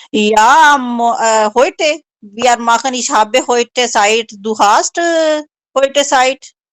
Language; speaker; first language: German; non-native, learner; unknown